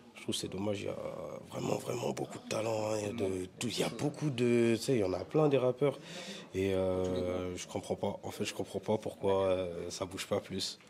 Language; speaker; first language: French; native; French